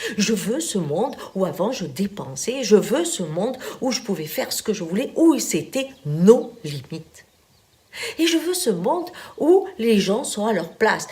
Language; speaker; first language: French; native; French